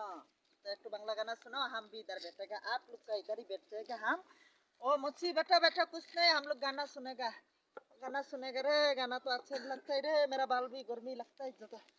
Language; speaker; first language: Hindi; non-native, local second language; Bangla